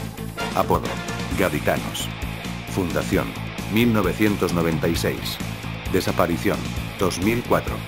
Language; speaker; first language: Spanish; native; Spanish